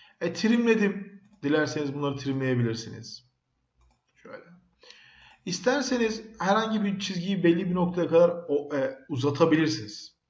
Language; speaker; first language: Turkish; native; Turkish